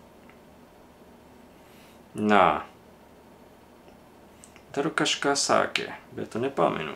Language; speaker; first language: Lithuanian; non-native, fluent; Japanese